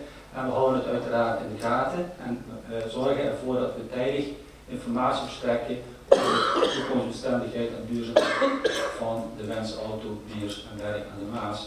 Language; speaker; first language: Dutch; native; Dutch